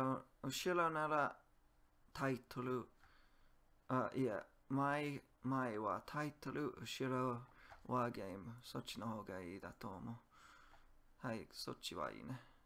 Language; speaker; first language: Japanese; non-native, learner; English